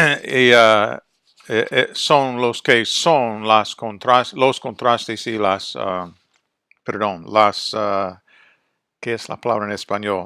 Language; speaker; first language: Spanish; non-native, fluent; English